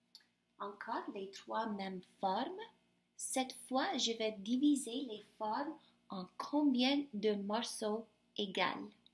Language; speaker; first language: French; non-native, fluent; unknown